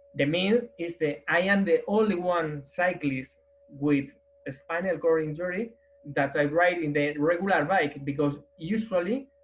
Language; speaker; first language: English; non-native, learner; Spanish